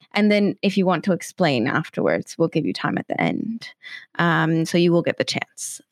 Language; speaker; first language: English; non-native, fluent; Danish